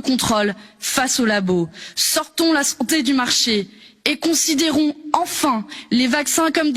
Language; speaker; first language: French; native; French